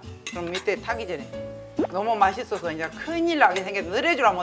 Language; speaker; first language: Korean; native; Korean